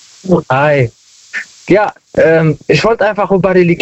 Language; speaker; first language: German; non-native, learner; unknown